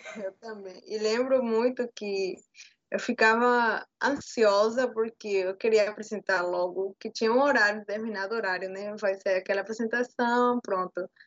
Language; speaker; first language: Portuguese; non-native, fluent; Spanish